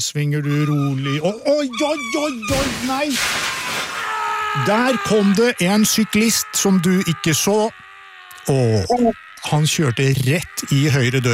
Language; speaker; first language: Norwegian; native; Norwegian